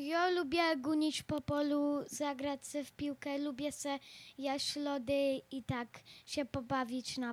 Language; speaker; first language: Polish; early bilingual, heritage; Polish